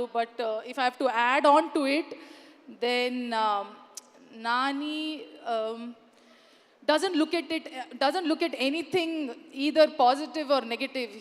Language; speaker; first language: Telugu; non-native, learner; Kannada